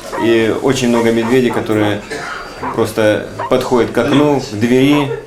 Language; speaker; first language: Russian; native; Russian